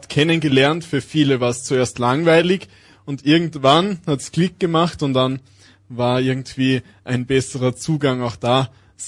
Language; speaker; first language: German; native; German